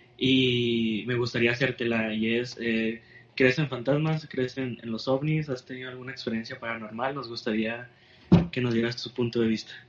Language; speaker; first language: Spanish; native; Spanish